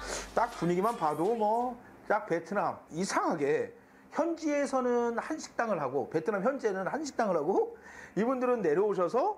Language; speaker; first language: Korean; native; Korean